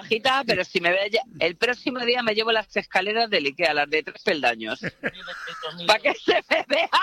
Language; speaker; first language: Spanish; native; Spanish